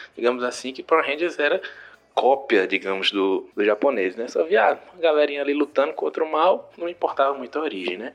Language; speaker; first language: Portuguese; native; Portuguese